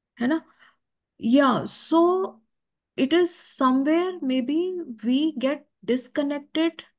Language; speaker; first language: Hindi; native; Hindi